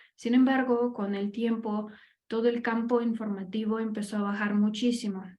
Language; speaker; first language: Spanish; non-native, fluent; Ukrainian